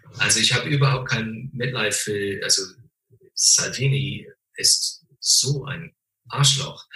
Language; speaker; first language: German; non-native, fluent; English